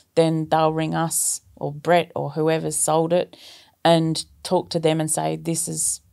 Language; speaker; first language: English; native; English